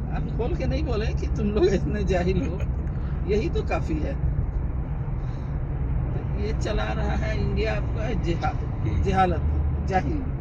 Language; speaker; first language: Hindi; native; Hindi